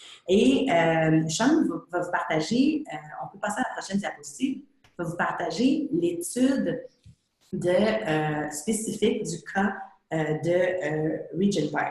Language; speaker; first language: French; native; French